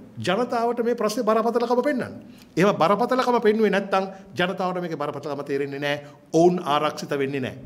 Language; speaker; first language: Sinhala; native; Sinhala